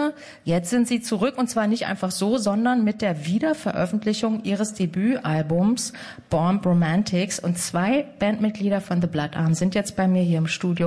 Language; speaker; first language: German; native; German